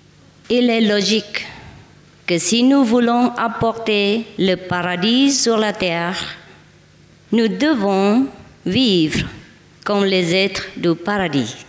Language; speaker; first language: French; non-native, learner; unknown